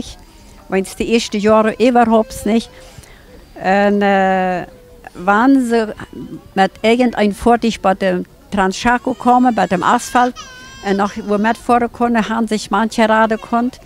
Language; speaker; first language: German; non-native, local second language; Plautdietsch